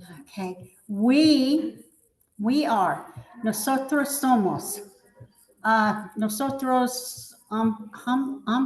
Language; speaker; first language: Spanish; non-native, learner; English